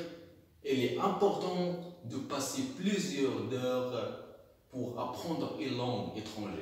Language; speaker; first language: French; non-native, local second language; Arabic